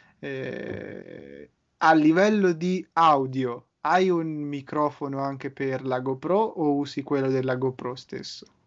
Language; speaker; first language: Italian; native; Italian